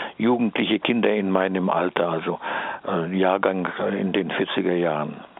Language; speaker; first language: German; early bilingual, heritage; German